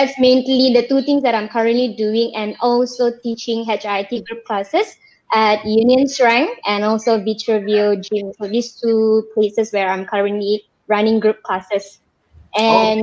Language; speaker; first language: English; non-native, local second language; Malay